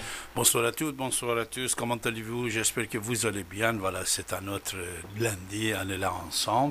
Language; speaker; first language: French; non-native, fluent; Persian